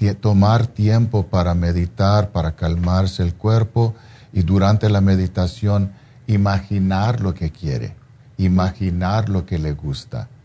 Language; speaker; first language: Spanish; non-native, fluent; English